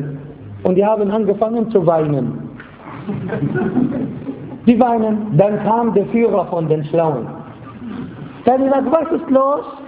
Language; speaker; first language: German; non-native, fluent; Arabic